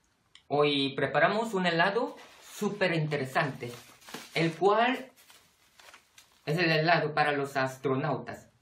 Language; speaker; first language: Spanish; non-native, fluent; Korean